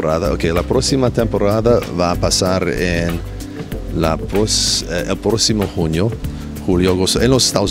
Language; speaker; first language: Spanish; non-native, learner; English